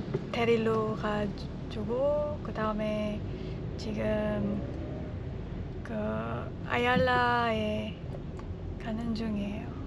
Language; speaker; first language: Korean; non-native, learner; Cebuano